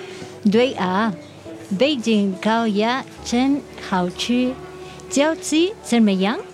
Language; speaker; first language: Chinese; non-native, learner; Spanish